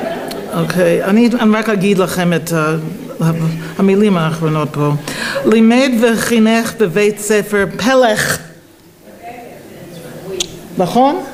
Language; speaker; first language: Hebrew; non-native, fluent; English